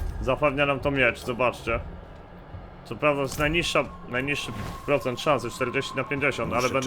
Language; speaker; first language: Polish; native; Polish